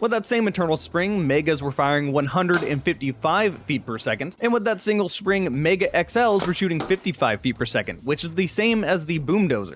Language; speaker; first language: English; native; English